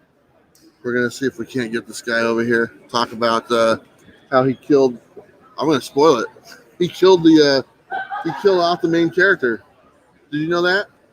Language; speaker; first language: English; native; English